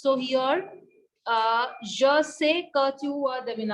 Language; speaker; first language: French; non-native, fluent; Hindi